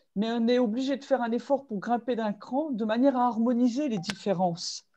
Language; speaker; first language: French; native; French